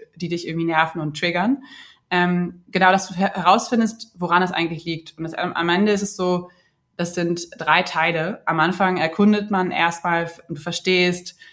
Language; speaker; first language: German; native; German